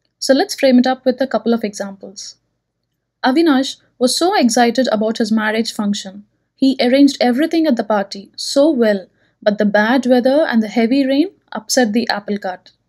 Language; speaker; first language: English; non-native, local second language; Telugu